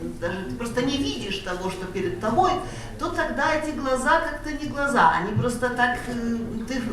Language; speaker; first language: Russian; non-native, fluent; Polish